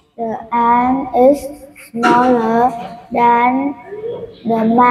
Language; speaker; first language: English; non-native, learner; Vietnamese